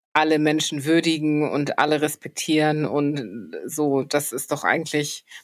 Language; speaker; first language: German; early bilingual, other home language; Polish